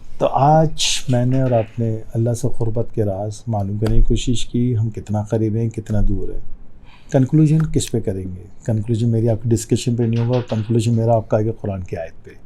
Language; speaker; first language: Urdu; native; Urdu